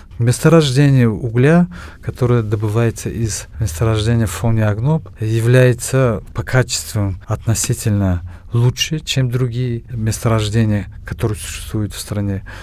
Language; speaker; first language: Russian; non-native, local second language; Tajik